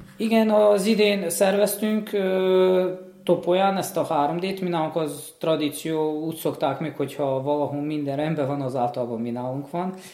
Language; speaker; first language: Hungarian; native; Hungarian